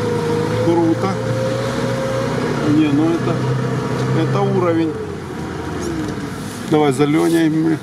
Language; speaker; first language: Russian; native; Russian